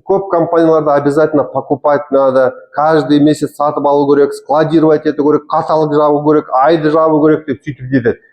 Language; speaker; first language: Russian; non-native, local second language; Kazakh